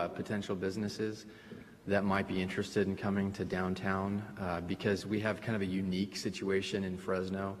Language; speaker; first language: English; early bilingual, other home language; Spanish